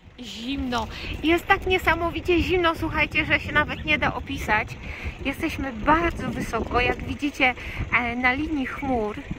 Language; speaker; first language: Polish; native; Polish